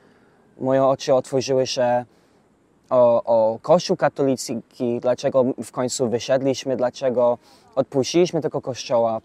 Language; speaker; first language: Polish; early bilingual, heritage; English